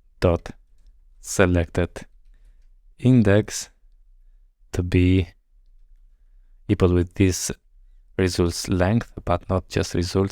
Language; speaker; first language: English; non-native, fluent; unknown